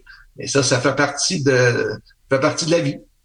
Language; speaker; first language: French; native; French